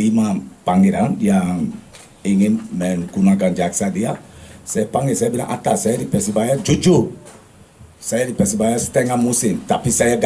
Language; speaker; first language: Indonesian; non-native, fluent; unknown